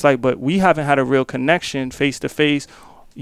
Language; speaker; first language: English; native; English